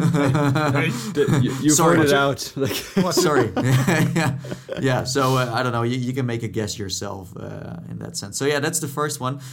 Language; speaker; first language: English; non-native, fluent; Dutch